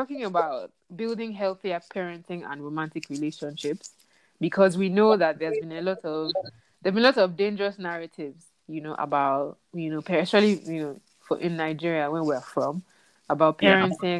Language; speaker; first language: English; non-native, local second language; Yoruba